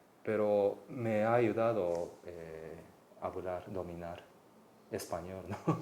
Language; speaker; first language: Spanish; non-native, fluent; Japanese